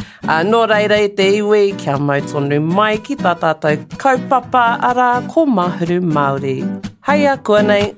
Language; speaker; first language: Māori; non-native, local second language; English